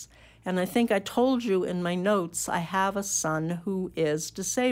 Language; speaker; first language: English; native; English